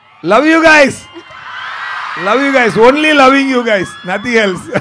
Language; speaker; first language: Telugu; non-native, fluent; Tamil